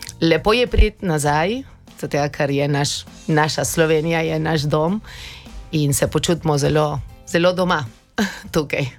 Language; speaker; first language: Slovenian; early bilingual, heritage; Slovenian